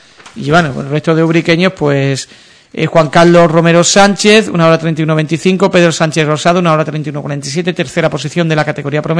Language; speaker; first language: Spanish; native; Spanish